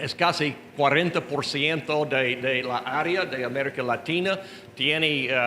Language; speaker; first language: Spanish; non-native, learner; English